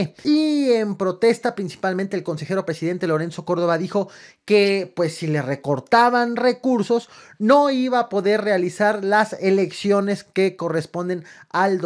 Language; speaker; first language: Spanish; native; Spanish